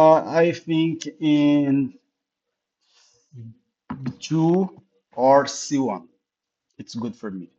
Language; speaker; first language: English; non-native, learner; Portuguese